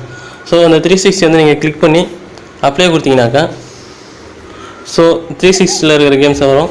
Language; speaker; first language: Tamil; native; Tamil